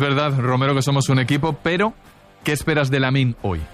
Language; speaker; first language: Spanish; native; Spanish